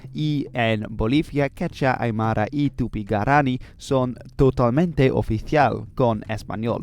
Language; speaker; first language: Spanish; non-native, learner; English